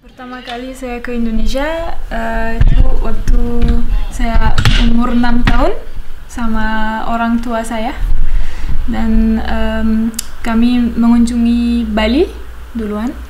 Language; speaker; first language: Indonesian; non-native, fluent; French